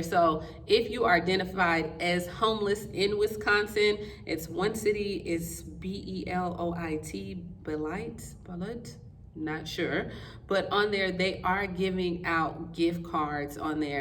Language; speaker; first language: English; native; English